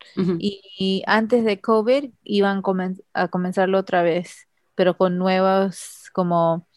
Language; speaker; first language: Spanish; early bilingual, heritage; Spanish